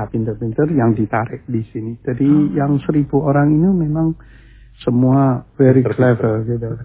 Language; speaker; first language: Indonesian; early bilingual, heritage; Chinese